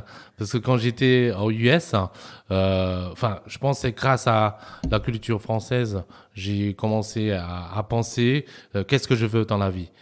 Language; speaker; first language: French; non-native, fluent; Chinese